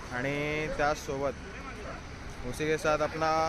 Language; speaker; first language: Hindi; non-native, local second language; Marathi